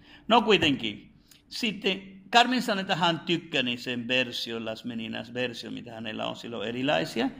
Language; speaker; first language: Finnish; non-native, fluent; Spanish